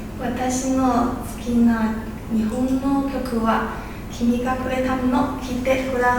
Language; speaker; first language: Japanese; non-native, learner; Chinese